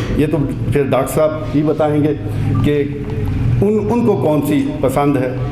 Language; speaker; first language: Urdu; non-native, local second language; Punjabi